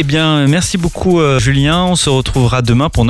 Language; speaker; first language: French; native; French